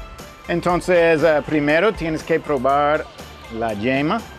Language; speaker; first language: Spanish; non-native, fluent; English